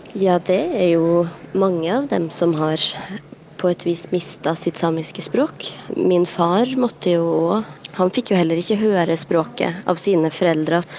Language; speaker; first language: Norwegian; native; Norwegian